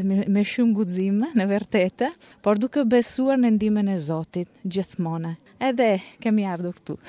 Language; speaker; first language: Albanian; non-native, learner; Italian